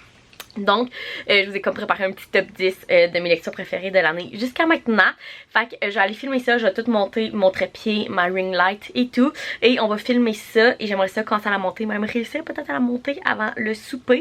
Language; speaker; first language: French; native; French